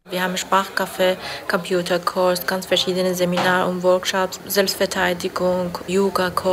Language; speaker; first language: German; non-native, fluent; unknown